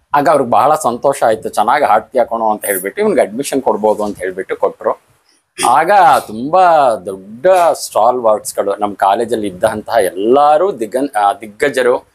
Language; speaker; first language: Kannada; native; Kannada